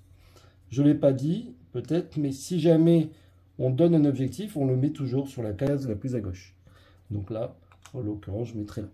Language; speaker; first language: French; native; French